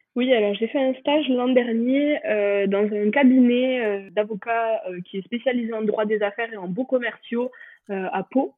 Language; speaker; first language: French; native; French